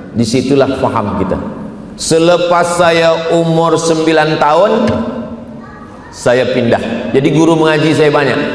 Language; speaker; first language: Malay; native; Malay